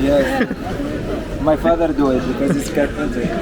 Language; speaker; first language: English; non-native, learner; Arabic